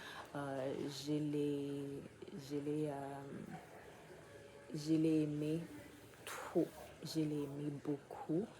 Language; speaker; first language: French; non-native, learner; English